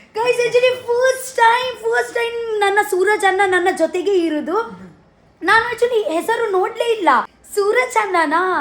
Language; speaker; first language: Kannada; non-native, local second language; Tulu